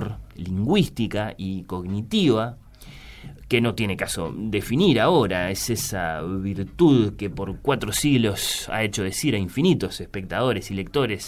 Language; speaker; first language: Spanish; native; Spanish